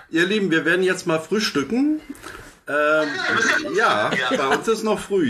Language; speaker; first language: German; native; German